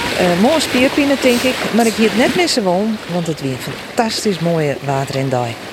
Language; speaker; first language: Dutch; non-native, local second language; Western Frisian